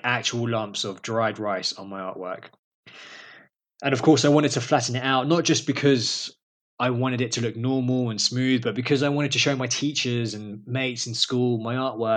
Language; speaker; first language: English; native; English